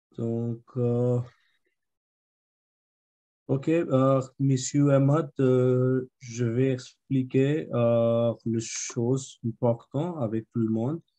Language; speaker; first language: French; non-native, fluent; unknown